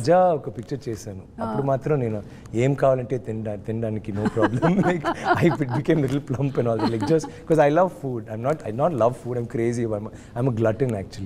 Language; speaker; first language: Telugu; non-native, learner; Tamil